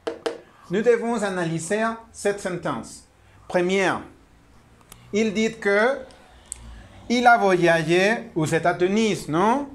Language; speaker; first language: French; non-native, learner; Spanish